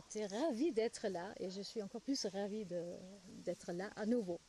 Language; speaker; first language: French; non-native, fluent; German